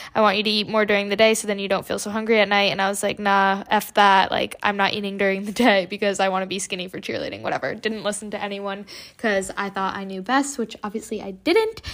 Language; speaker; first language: English; early bilingual, other home language; Portuguese